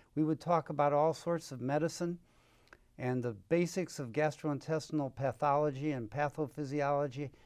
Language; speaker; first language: English; native; English